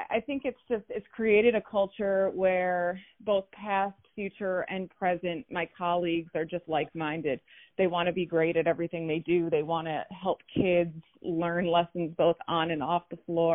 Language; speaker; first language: English; native; English